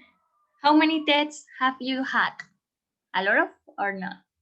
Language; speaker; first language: English; non-native, learner; Spanish